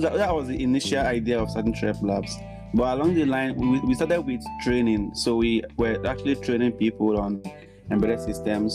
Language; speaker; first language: English; non-native, local second language; Yoruba